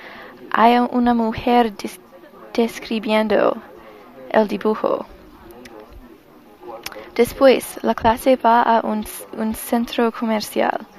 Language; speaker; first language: Spanish; non-native, learner; English